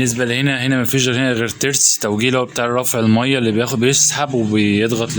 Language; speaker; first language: Arabic; native; Arabic